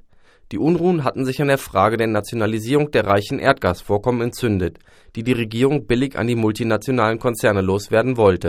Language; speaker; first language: German; native; German